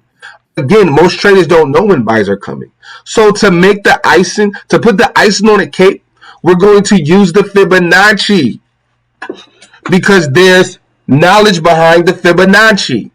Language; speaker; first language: English; native; English